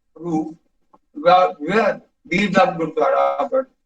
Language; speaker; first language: English; non-native, local second language; Punjabi